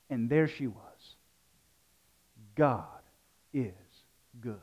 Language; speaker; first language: English; native; English